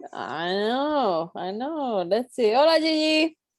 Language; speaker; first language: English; non-native, fluent; Spanish